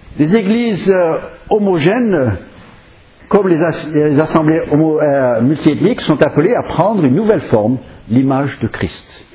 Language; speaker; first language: French; non-native, fluent; English